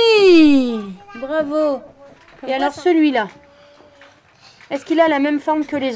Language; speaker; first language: French; native; French